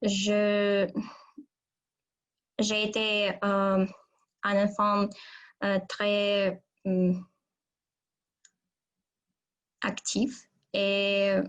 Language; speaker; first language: French; non-native, learner; Russian